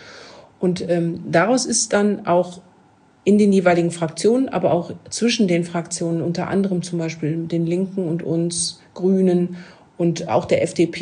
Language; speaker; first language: German; native; German